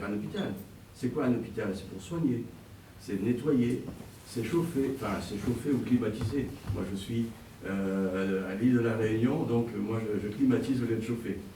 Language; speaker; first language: French; native; French